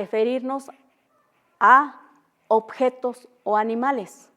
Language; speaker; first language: Spanish; non-native, local second language; Mixtepec Mixtec